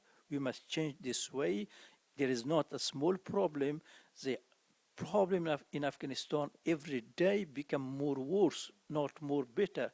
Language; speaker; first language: English; non-native, fluent; Persian